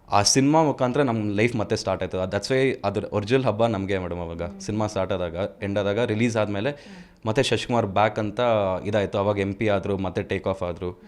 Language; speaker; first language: Kannada; native; Kannada